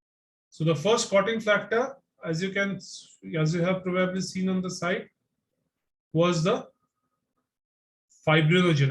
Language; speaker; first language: English; non-native, local second language; Bangla